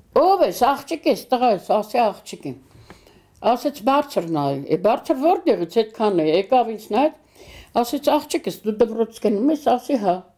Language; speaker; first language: Armenian; native; Armenian